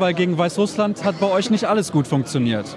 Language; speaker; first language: German; native; German